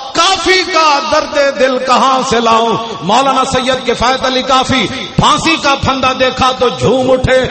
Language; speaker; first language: Urdu; non-native, local second language; Punjabi